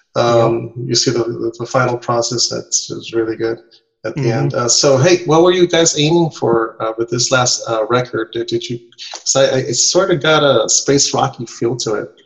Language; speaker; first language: English; non-native, fluent; Spanish